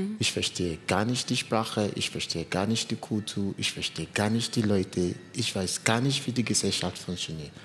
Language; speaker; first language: German; non-native, learner; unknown